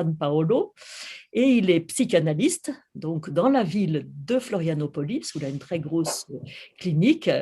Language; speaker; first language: French; native; French